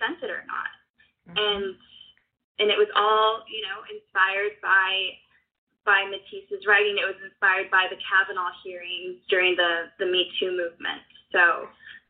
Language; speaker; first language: English; native; English